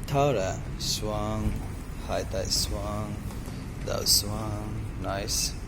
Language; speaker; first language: Vietnamese; non-native, learner; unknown